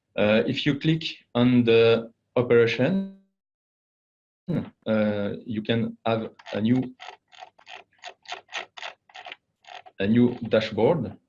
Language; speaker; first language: English; non-native, fluent; French